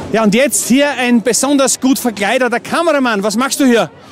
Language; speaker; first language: German; native; German